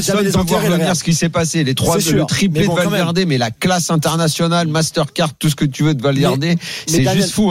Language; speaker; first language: French; native; French